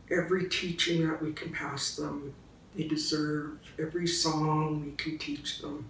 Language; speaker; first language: English; native; English